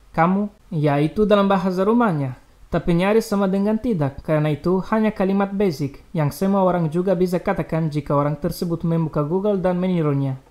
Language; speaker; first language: Indonesian; non-native, learner; Romanian